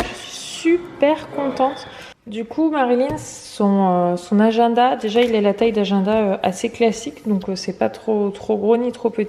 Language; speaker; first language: French; native; French